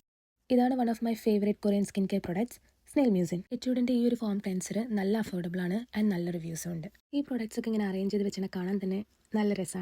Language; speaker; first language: Malayalam; native; Malayalam